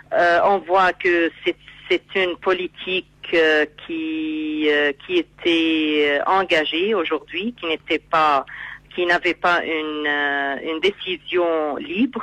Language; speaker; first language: French; non-native, fluent; Arabic